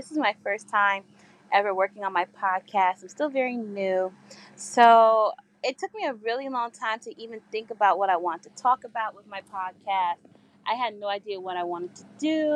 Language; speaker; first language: English; native; English